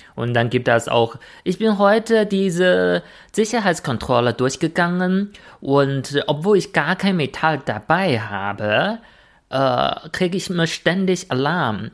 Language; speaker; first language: German; non-native, fluent; Chinese